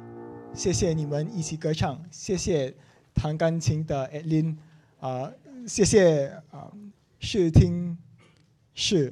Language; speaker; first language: Chinese; non-native, local second language; English